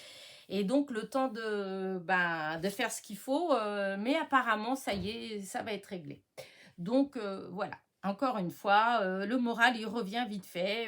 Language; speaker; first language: French; native; French